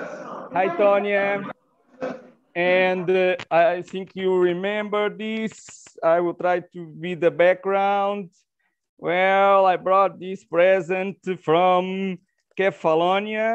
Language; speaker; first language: English; non-native, fluent; Portuguese